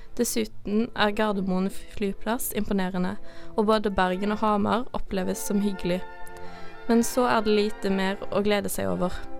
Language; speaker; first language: Norwegian; native; Norwegian